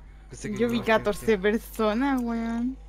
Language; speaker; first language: Spanish; native; Spanish